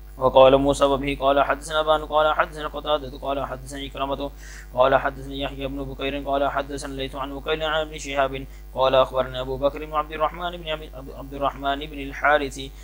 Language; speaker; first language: Arabic; non-native, fluent; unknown